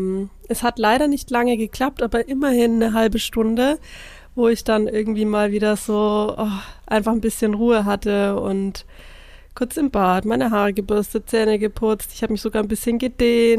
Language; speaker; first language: German; native; German